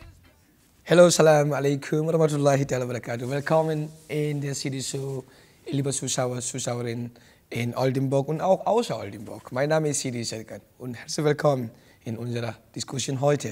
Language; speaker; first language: German; non-native, learner; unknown